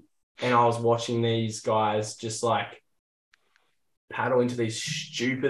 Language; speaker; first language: English; native; English